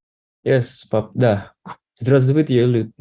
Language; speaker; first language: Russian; non-native, learner; Indonesian